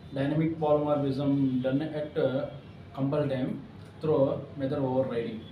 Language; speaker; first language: English; non-native, local second language; Telugu